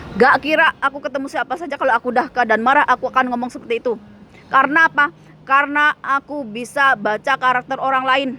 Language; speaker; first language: Indonesian; non-native, local second language; Javanese